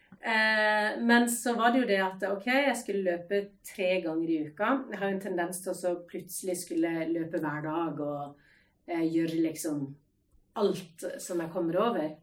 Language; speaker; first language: Norwegian; native; Norwegian